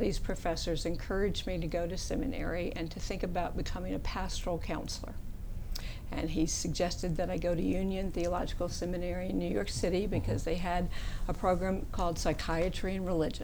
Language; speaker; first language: English; native; English